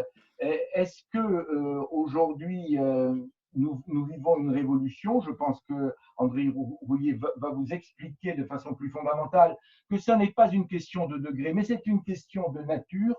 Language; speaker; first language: French; native; French